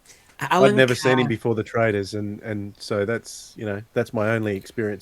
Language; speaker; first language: English; native; English